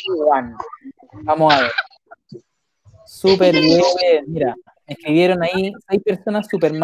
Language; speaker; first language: Spanish; native; Spanish